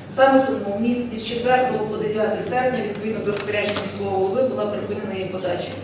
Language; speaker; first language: Ukrainian; native; Ukrainian